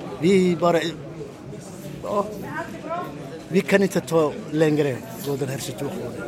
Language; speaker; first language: Swedish; non-native, fluent; Somali